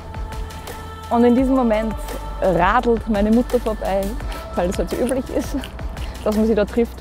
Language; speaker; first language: German; native; German